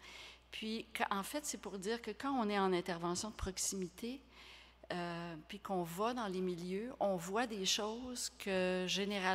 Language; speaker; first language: French; native; French